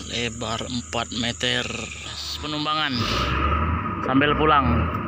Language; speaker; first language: Indonesian; native; Indonesian